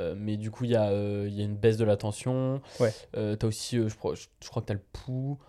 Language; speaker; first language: French; native; French